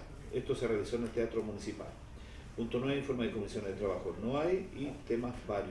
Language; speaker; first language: Spanish; native; Spanish